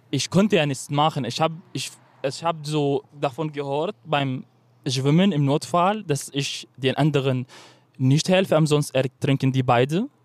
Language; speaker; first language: German; non-native, fluent; Arabic